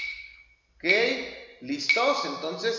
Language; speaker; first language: Spanish; native; Spanish